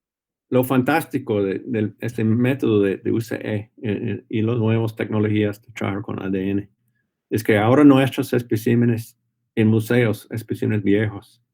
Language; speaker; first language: Spanish; non-native, fluent; English